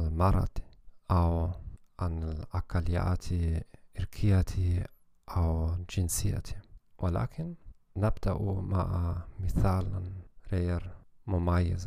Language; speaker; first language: Arabic; non-native, learner; German